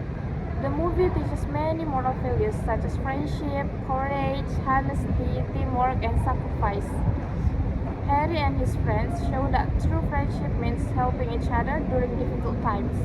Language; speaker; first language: English; non-native, learner; Indonesian